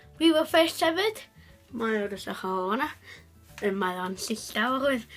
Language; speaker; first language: Welsh; native; Welsh